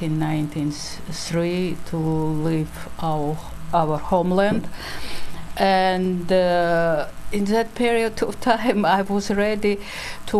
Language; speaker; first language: English; non-native, learner; Georgian